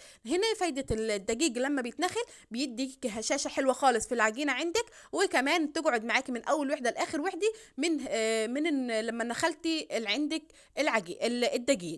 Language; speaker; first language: Arabic; native; Arabic